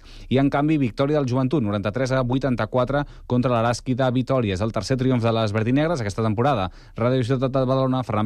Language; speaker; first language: Catalan; native; Catalan